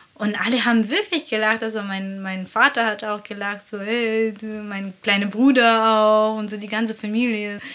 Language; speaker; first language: German; non-native, fluent; Latvian